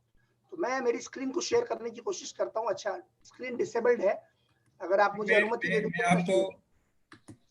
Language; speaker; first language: Hindi; native; Hindi